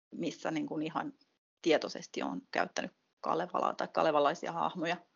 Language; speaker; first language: Finnish; native; Finnish